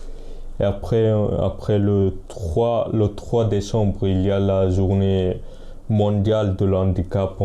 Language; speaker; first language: French; non-native, fluent; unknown